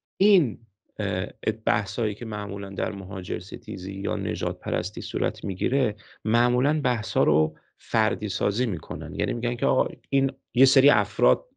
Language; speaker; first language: Persian; native; Persian